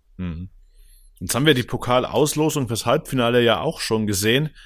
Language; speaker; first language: German; native; German